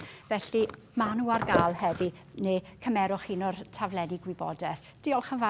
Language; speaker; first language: Welsh; native; Welsh